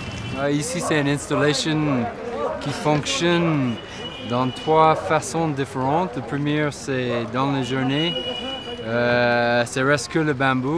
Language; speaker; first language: French; non-native, learner; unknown